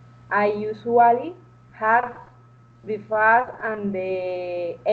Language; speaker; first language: English; non-native, learner; Spanish